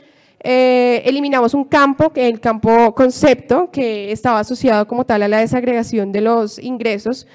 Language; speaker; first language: Spanish; native; Spanish